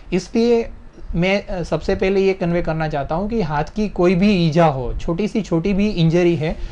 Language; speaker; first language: Hindi; non-native, local second language; Gujarati